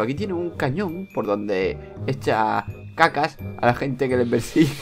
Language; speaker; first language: Spanish; native; Spanish